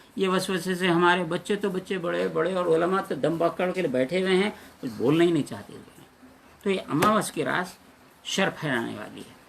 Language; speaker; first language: Urdu; native; Urdu